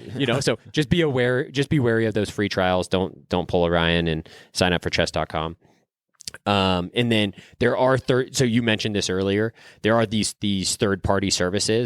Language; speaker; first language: English; native; English